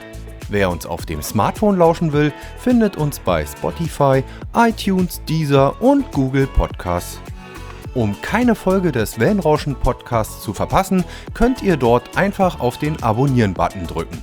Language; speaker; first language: German; native; German